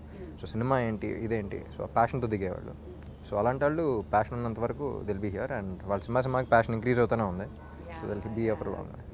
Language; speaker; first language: Telugu; native; Telugu